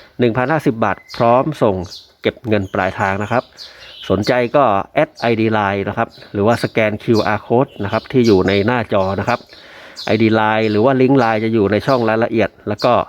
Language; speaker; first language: Thai; native; Thai